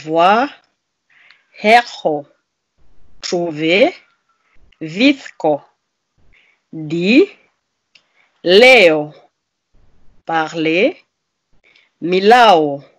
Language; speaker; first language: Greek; non-native, learner; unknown